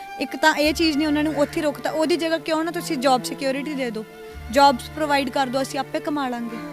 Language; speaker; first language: Punjabi; native; Punjabi